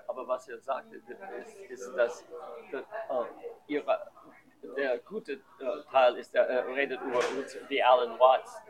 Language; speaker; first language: German; non-native, learner; English